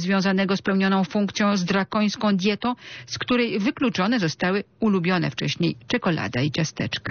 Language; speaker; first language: Polish; native; Polish